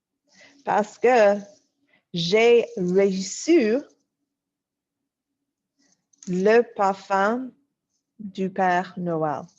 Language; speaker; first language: French; non-native, fluent; English